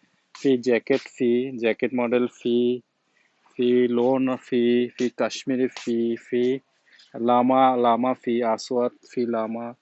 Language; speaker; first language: Arabic; non-native, learner; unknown